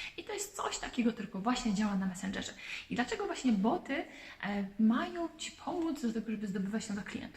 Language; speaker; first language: Polish; native; Polish